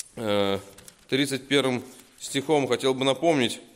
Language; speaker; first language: Russian; native; Russian